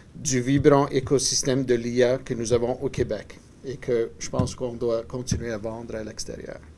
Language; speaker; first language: French; native; French